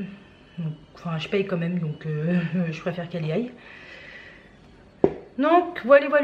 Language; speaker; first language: French; native; French